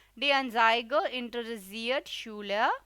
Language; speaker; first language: German; non-native, fluent; Hindi